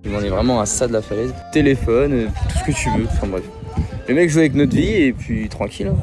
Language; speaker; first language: French; native; French